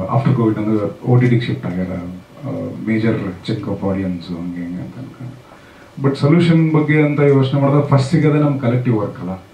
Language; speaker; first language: Kannada; native; Kannada